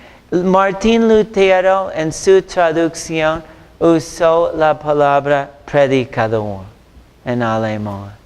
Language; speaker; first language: Spanish; non-native, fluent; English